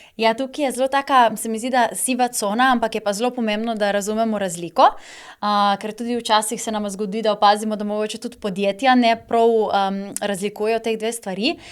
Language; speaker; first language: Slovenian; native; Slovenian